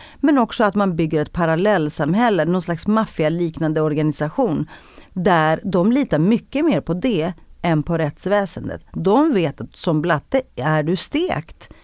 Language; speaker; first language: Swedish; early bilingual, other home language; Greek